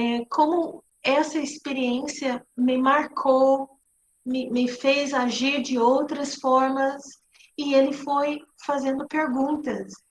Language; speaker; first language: Portuguese; non-native, fluent; English